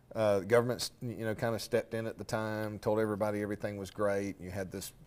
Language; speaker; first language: English; native; English